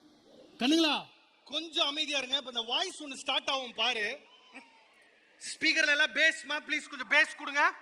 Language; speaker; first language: Tamil; native; Tamil